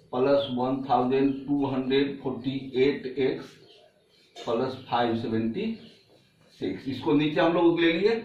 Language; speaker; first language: Hindi; native; Hindi